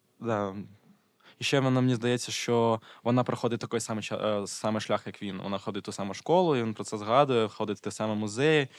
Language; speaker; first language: Ukrainian; native; Ukrainian